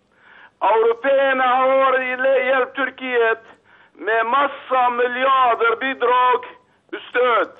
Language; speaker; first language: Swedish; non-native, fluent; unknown